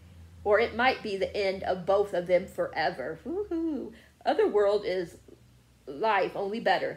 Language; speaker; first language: English; native; English